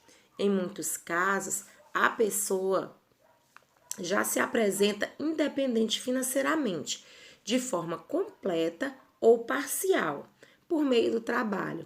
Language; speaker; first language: Portuguese; native; Portuguese